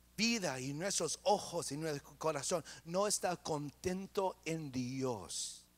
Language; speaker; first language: Spanish; non-native, learner; English